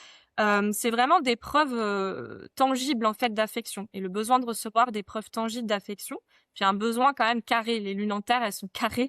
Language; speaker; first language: French; native; French